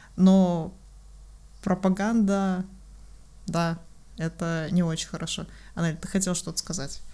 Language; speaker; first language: Russian; native; Russian